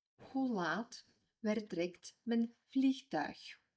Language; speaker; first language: Dutch; non-native, fluent; Ukrainian